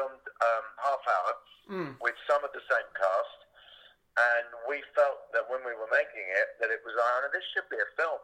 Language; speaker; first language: English; native; English